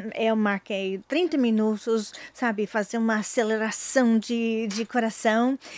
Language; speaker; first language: Portuguese; non-native, learner; English